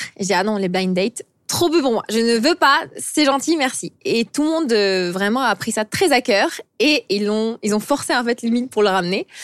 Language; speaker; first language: French; early bilingual, other home language; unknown